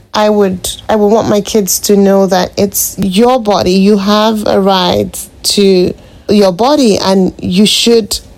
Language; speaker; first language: English; non-native, local second language; Igbo